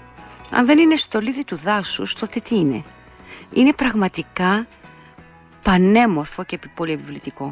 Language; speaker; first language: Greek; native; Greek